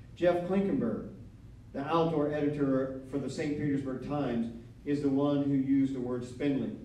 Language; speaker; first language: English; native; English